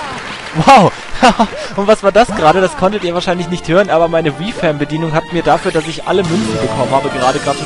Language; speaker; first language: German; native; German